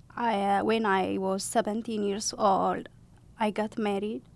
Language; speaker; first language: English; non-native, learner; Amharic